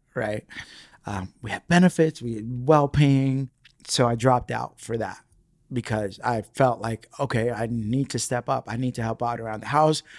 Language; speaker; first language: English; early bilingual, other home language; Spanish